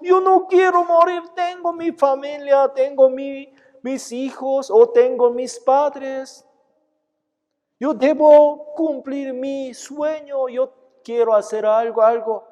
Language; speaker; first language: Spanish; non-native, fluent; Korean